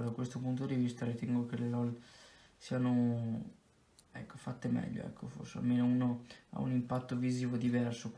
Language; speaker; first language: Italian; native; Italian